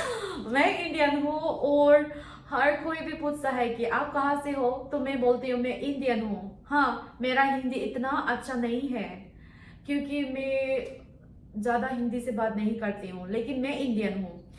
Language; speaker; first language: Hindi; non-native, local second language; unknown